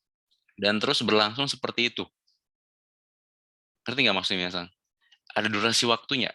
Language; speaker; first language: Indonesian; native; Indonesian